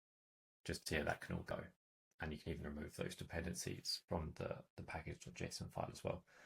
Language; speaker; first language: English; native; English